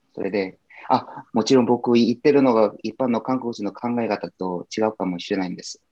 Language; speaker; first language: Japanese; non-native, fluent; Korean